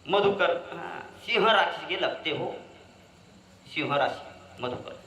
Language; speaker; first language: Hindi; non-native, local second language; Marathi